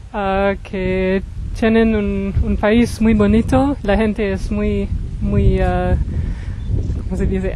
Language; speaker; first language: Spanish; non-native, fluent; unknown